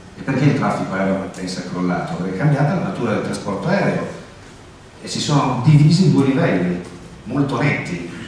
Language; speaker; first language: Italian; early bilingual, heritage; Italian